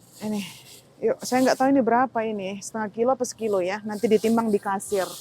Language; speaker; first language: Indonesian; native; Indonesian